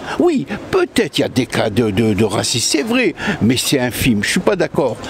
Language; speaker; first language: French; native; French